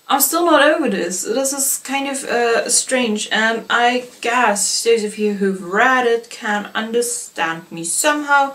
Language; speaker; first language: English; non-native, fluent; German